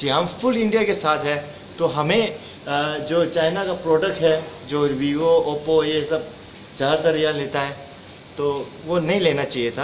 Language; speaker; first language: Hindi; non-native, local second language; Tibetan